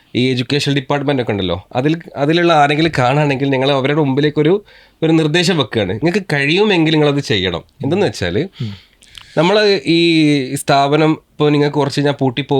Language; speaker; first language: Malayalam; native; Malayalam